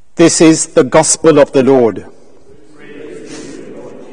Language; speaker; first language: English; native; English